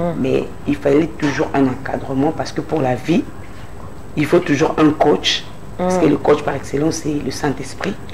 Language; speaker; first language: French; non-native, local second language; Lingala